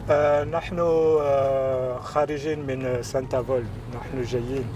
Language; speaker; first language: Arabic; early bilingual, heritage; Arabic